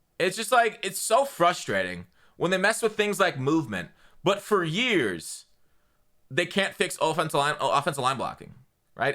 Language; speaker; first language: English; native; English